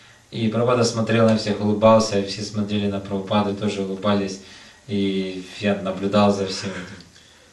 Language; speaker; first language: Russian; native; Russian